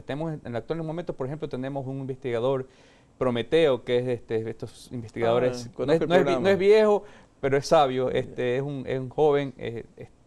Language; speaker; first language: Spanish; native; Spanish